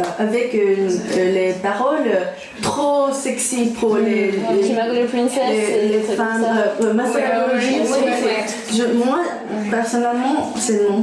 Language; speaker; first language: French; non-native, learner; Japanese